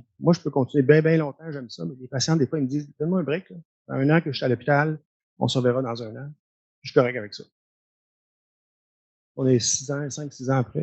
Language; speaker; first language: French; native; French